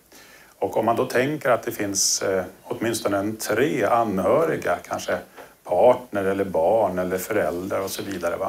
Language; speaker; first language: Swedish; native; Swedish